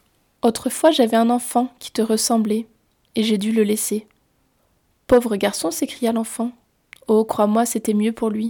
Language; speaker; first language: French; native; French